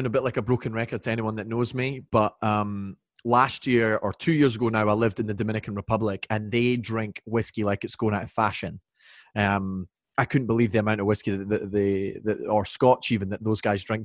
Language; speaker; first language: English; native; English